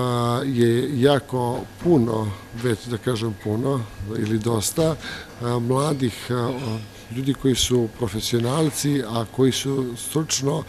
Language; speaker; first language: Croatian; native; Croatian